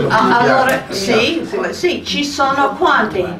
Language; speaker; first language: Italian; non-native, fluent; English